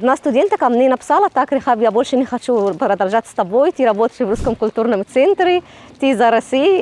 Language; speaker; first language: Russian; non-native, fluent; Arabic